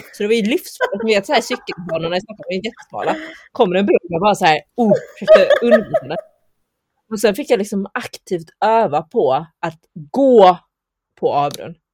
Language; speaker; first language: Swedish; early bilingual, heritage; Chinese